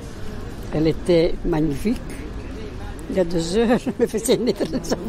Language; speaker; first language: French; non-native, learner; Italian